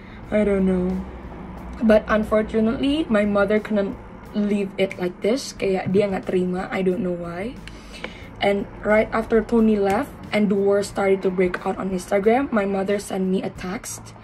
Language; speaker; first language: English; non-native, fluent; Indonesian